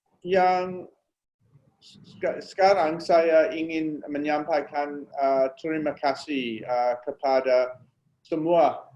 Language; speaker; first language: Indonesian; non-native, fluent; English